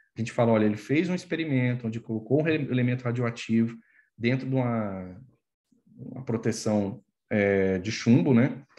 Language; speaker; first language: Portuguese; native; Portuguese